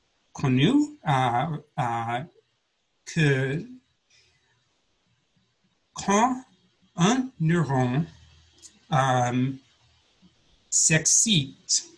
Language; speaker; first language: French; non-native, learner; English